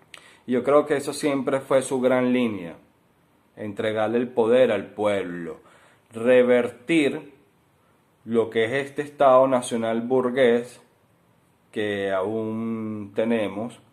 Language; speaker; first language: Spanish; native; Spanish